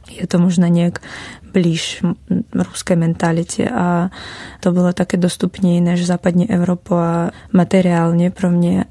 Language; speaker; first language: Czech; non-native, fluent; Russian